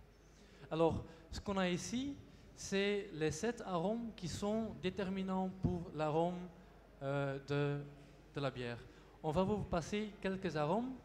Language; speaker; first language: French; non-native, local second language; Dutch